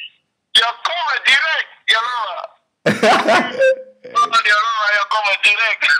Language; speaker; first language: Swedish; non-native, fluent; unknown